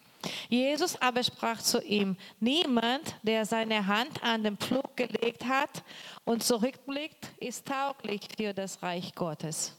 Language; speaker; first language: German; non-native, fluent; Portuguese